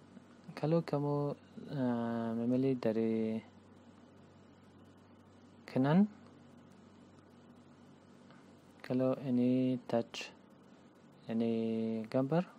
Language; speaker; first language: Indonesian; non-native, learner; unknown